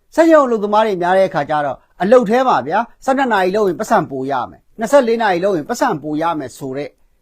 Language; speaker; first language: Burmese; non-native, local second language; Kachin